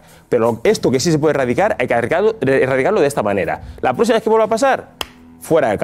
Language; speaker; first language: Spanish; native; Spanish